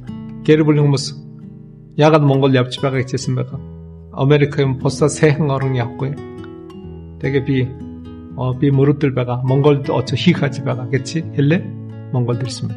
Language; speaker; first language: Mongolian; non-native, learner; English